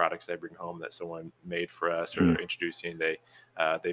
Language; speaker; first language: English; native; English